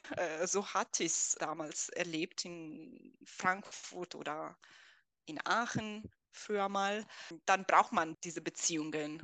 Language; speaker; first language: German; non-native, fluent; Italian